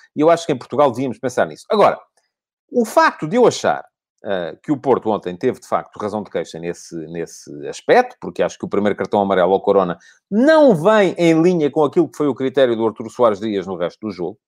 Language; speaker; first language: Portuguese; native; Portuguese